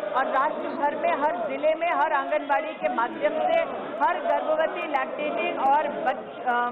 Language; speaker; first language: Hindi; native; Hindi